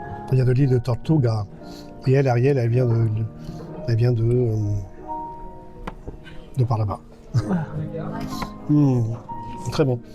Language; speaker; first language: French; native; French